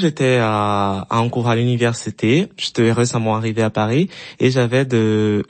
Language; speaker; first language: French; non-native, fluent; Portuguese